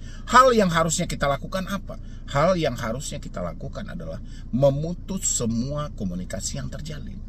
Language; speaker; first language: Indonesian; native; Indonesian